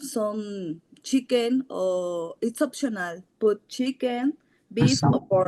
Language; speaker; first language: English; non-native, learner; Spanish